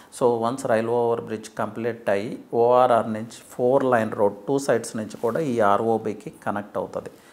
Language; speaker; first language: Telugu; native; Telugu